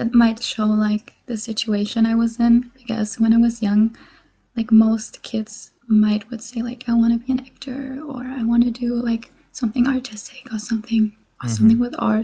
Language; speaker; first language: English; non-native, fluent; German